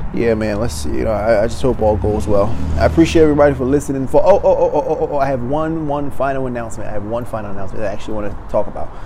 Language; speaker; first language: English; native; English